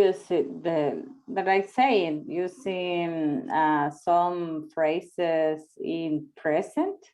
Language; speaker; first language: English; non-native, learner; Spanish